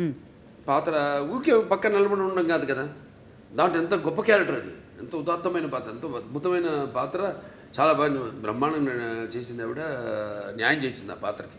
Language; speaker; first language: Telugu; native; Telugu